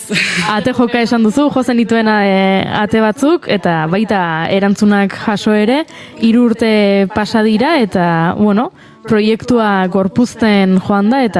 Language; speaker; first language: Basque; native; Basque